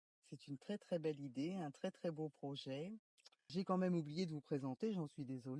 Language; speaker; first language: French; native; French